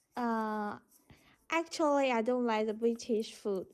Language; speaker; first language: English; non-native, learner; Chinese